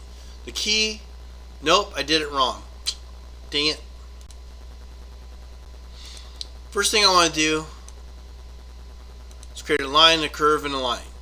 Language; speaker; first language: English; native; English